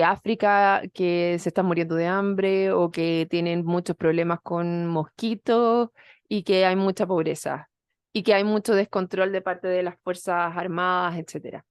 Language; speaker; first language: Spanish; native; Spanish